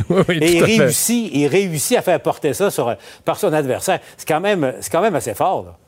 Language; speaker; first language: French; native; French